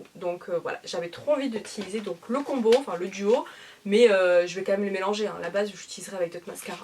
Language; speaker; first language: French; native; French